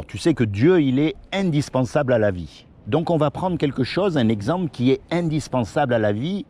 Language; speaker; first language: French; native; French